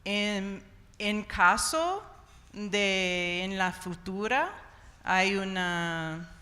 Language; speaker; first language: Spanish; non-native, learner; English